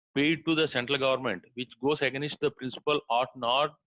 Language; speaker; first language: English; non-native, local second language; Telugu